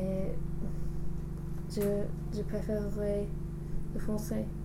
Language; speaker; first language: French; non-native, learner; English